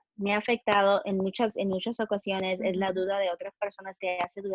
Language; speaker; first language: Spanish; early bilingual, heritage; Spanish